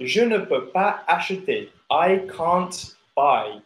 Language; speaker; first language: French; non-native, fluent; English